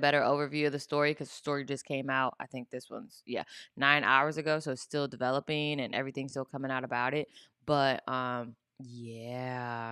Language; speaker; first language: English; native; English